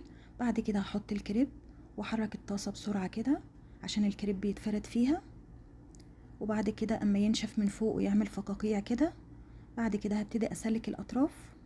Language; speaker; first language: Arabic; native; Arabic